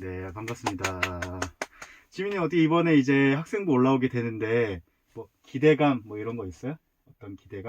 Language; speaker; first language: Korean; native; Korean